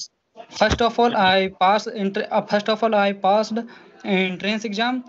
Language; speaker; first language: English; non-native, learner; Hindi